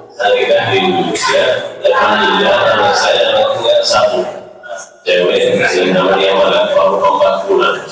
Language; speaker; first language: Indonesian; non-native, fluent; Arabic